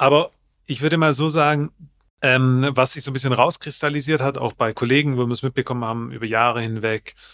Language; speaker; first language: German; native; German